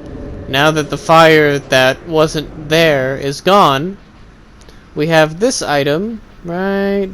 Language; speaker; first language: English; native; English